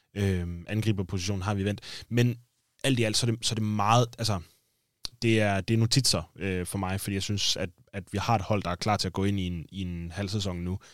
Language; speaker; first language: Danish; native; Danish